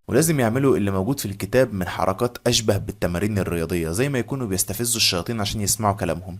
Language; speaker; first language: Arabic; native; Arabic